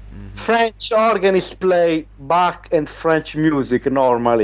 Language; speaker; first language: English; non-native, learner; Italian